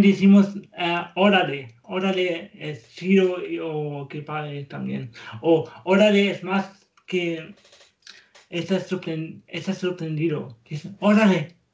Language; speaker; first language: Spanish; non-native, learner; German